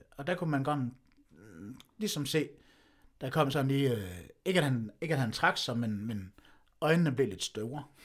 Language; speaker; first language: Danish; native; Danish